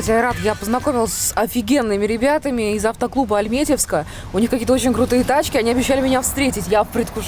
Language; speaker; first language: Russian; native; Russian